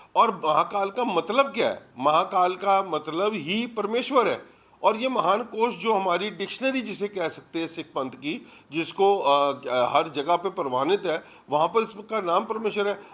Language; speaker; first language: Hindi; non-native, local second language; Punjabi